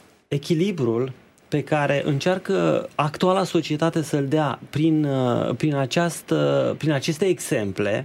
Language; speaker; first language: Romanian; native; Romanian